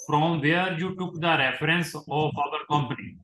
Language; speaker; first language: English; non-native, local second language; Hindi